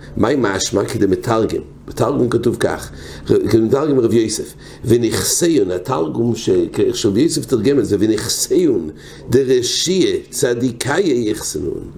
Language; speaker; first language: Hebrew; non-native, fluent; English